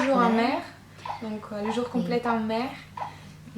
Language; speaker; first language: French; non-native, fluent; Russian